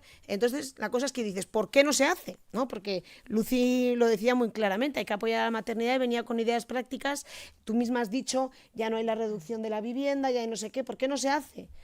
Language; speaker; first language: Spanish; native; Spanish